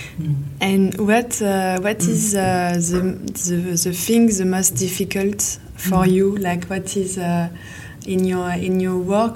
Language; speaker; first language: English; non-native, fluent; French